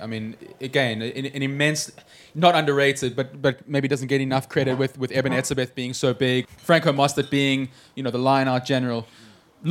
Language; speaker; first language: English; native; English